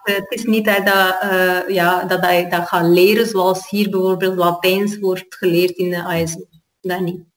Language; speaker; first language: Dutch; non-native, fluent; Armenian